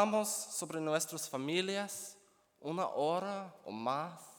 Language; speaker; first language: Spanish; non-native, learner; English